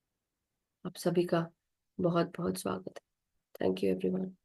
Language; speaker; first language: Hindi; native; Hindi